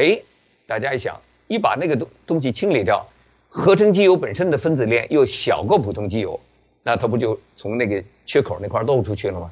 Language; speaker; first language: Chinese; native; Chinese